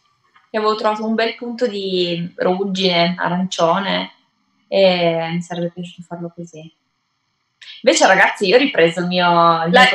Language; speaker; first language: Italian; native; Italian